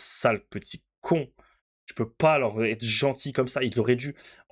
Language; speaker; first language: French; native; French